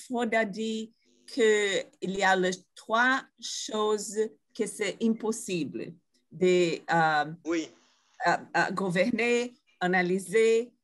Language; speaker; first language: French; non-native, fluent; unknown